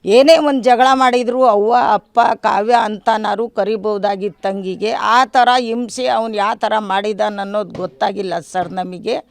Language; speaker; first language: Kannada; non-native, local second language; Lambadi